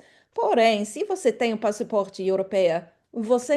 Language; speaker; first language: Portuguese; non-native, fluent; English